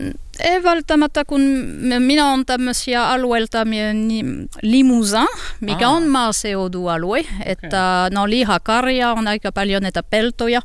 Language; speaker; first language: Finnish; non-native, learner; French